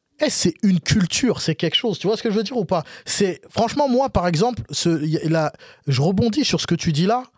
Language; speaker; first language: French; native; French